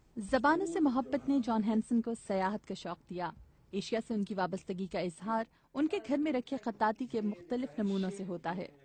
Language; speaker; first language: Urdu; native; Urdu